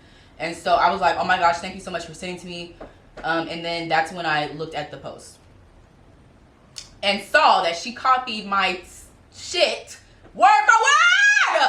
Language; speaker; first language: English; native; English